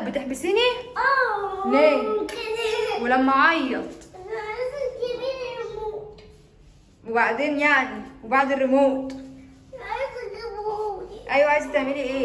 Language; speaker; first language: Arabic; native; Arabic